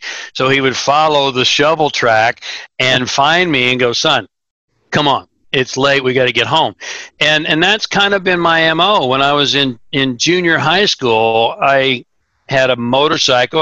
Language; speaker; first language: English; native; English